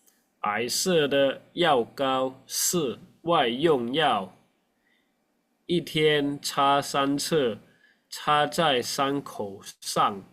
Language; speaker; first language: Chinese; non-native, fluent; Indonesian